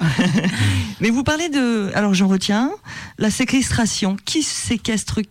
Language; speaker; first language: French; native; French